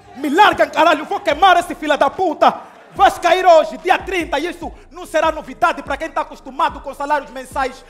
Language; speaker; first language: Portuguese; native; Portuguese